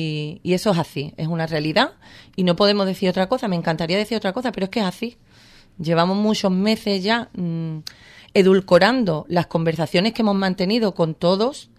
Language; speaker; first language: Spanish; native; Spanish